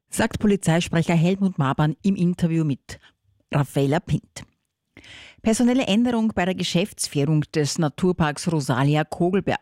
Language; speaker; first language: German; native; German